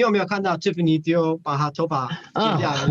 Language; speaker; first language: Chinese; non-native, learner; English